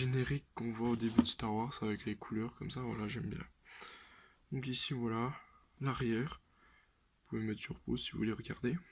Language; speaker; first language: French; native; French